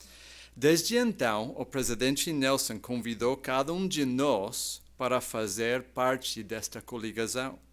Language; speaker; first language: Portuguese; non-native, fluent; English